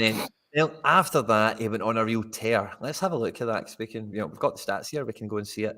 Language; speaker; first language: English; native; English